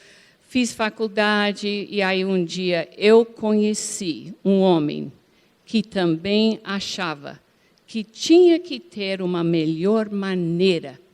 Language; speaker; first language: Portuguese; non-native, fluent; English